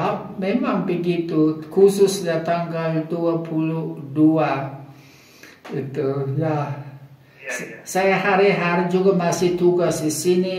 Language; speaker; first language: Indonesian; non-native, fluent; German